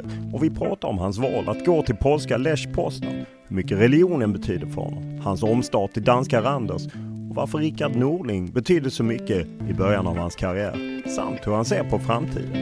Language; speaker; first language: Swedish; native; Swedish